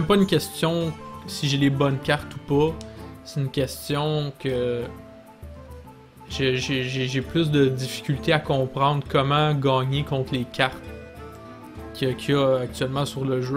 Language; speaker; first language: French; native; French